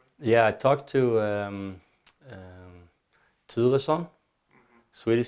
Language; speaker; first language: English; non-native, learner; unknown